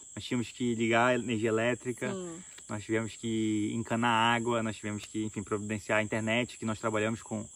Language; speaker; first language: Portuguese; native; Portuguese